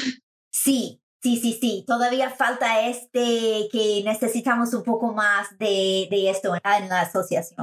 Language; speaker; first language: Spanish; non-native, fluent; English